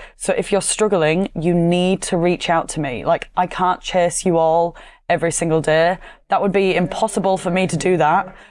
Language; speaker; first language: English; native; English